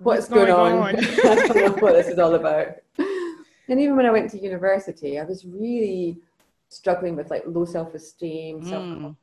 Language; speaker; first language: English; native; English